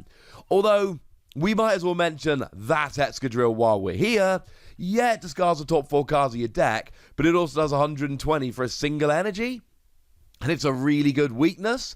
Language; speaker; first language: English; native; English